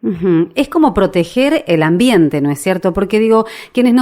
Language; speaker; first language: Spanish; native; Spanish